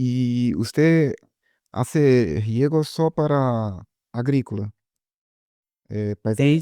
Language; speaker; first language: Spanish; non-native, learner; Portuguese